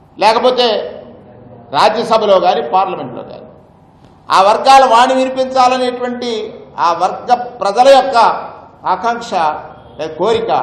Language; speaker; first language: Telugu; native; Telugu